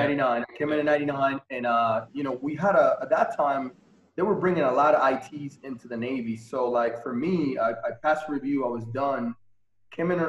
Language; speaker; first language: English; non-native, fluent; Spanish